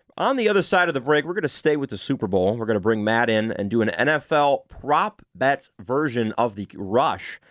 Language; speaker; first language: English; native; English